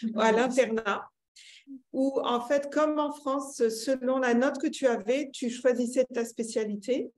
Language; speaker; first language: French; native; French